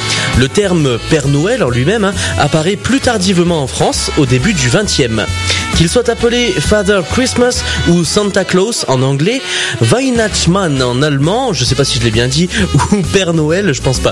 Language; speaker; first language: French; native; French